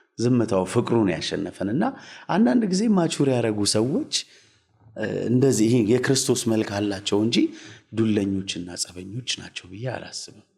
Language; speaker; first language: Amharic; native; Amharic